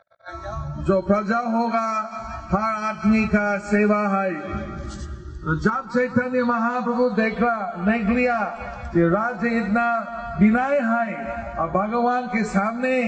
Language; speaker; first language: Hindi; non-native, learner; English